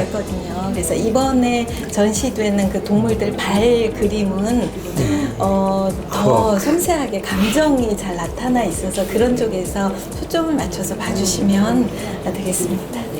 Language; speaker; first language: Korean; native; Korean